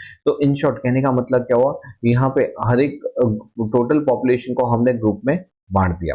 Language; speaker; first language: Hindi; native; Hindi